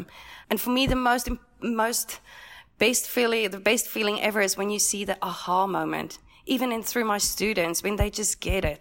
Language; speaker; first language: English; non-native, local second language; Afrikaans